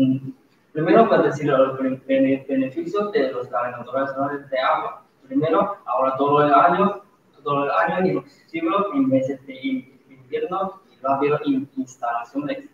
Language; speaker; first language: Spanish; non-native, learner; Chinese